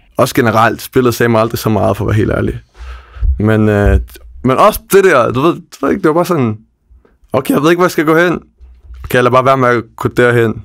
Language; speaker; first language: Danish; native; Danish